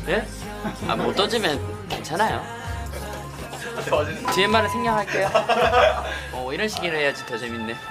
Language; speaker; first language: Korean; native; Korean